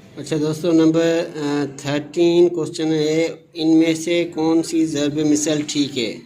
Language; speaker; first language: Urdu; non-native, local second language; Sindhi